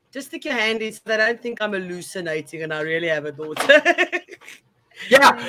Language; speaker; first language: English; non-native, local second language; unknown